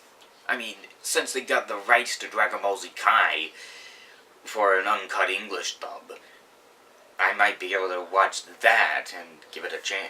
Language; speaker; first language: English; native; English